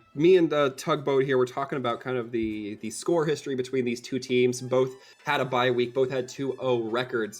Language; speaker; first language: English; native; English